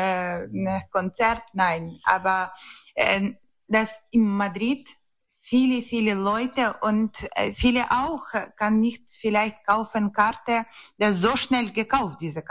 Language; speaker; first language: German; non-native, learner; Ukrainian